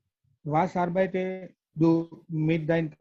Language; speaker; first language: German; non-native, learner; Gujarati